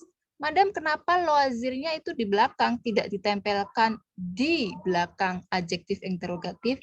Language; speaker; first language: Indonesian; native; Indonesian